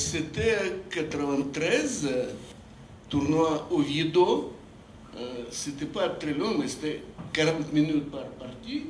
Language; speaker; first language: French; non-native, fluent; Russian